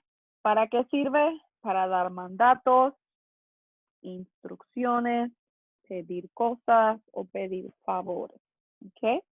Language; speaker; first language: Spanish; non-native, fluent; English